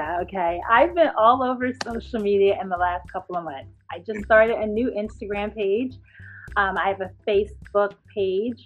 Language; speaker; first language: English; native; English